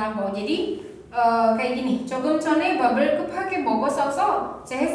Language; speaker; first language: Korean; non-native, fluent; Indonesian